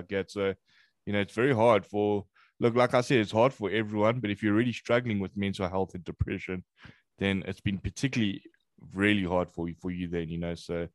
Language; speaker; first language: English; native; English